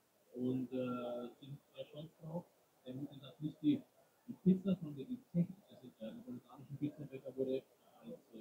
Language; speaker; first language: German; non-native, learner; Italian